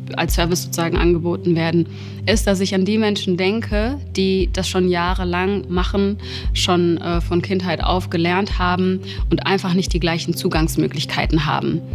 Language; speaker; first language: German; native; German